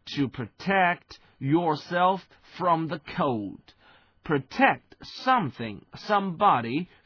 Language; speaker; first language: English; non-native, fluent; Chinese